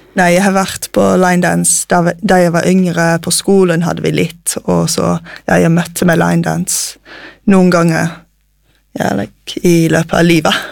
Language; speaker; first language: Norwegian; non-native, fluent; English